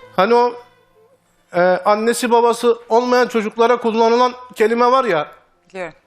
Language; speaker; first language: Turkish; native; Turkish